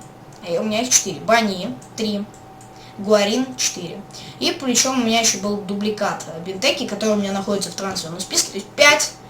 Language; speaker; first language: Russian; native; Russian